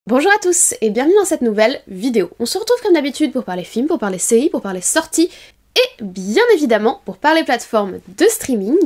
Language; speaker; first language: French; native; French